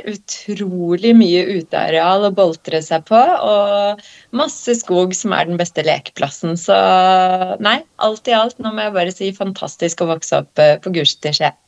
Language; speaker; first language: Norwegian; early bilingual, other home language; Polish